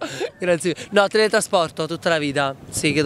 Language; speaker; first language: Italian; native; Italian